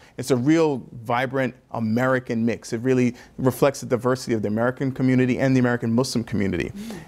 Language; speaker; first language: English; native; English